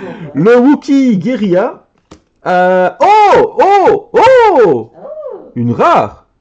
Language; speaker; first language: French; native; French